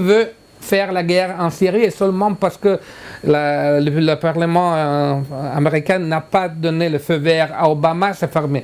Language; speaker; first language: French; non-native, learner; Italian